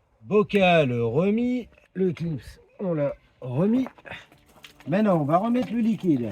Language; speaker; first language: French; native; French